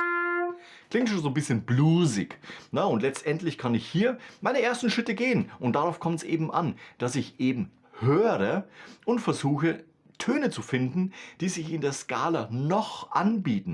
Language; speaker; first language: German; native; German